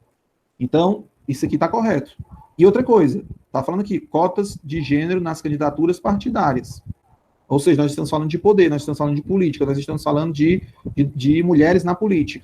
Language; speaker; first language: Portuguese; native; Portuguese